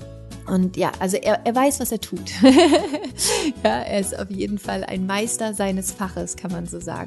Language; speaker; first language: German; native; German